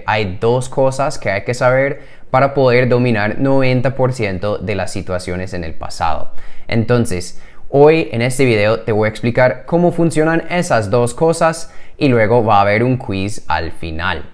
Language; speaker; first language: Spanish; non-native, fluent; English